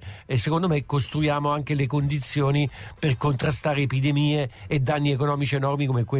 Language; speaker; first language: Italian; native; Italian